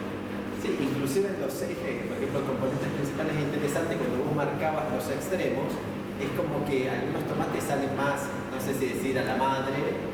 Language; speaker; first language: Spanish; native; Spanish